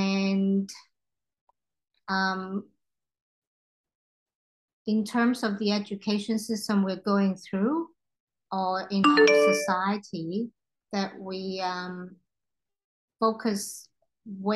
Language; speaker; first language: English; non-native, local second language; Cantonese